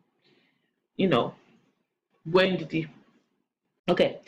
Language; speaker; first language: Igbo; non-native, learner; English